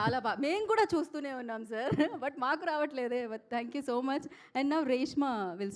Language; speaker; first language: Telugu; native; Telugu